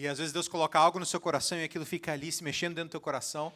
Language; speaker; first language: Portuguese; native; Portuguese